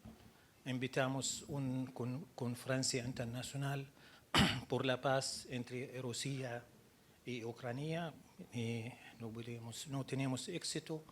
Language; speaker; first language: Spanish; non-native, learner; Arabic